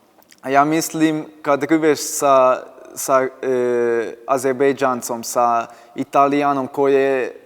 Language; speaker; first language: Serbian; non-native, local second language; Hungarian